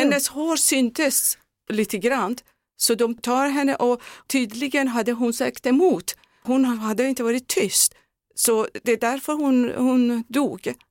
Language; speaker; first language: Swedish; non-native, fluent; Persian